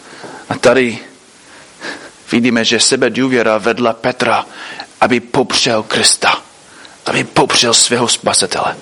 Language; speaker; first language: Czech; non-native, fluent; English